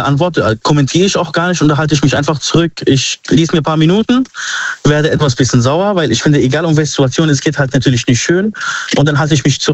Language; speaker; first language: German; early bilingual, other home language; Arabic